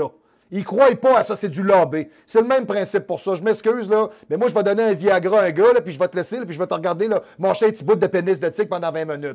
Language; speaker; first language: French; native; French